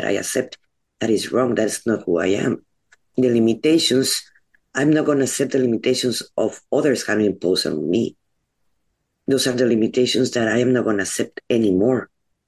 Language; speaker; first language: English; non-native, fluent; Spanish